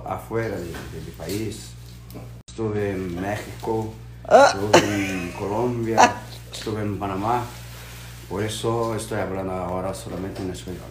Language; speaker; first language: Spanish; non-native, learner; Portuguese